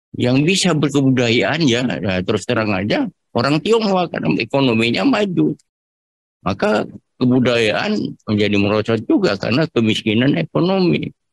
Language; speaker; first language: Indonesian; non-native, local second language; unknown